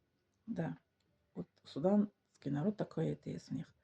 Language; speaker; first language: Russian; non-native, local second language; Tajik